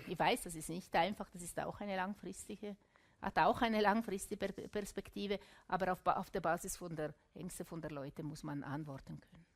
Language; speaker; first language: German; non-native, local second language; Italian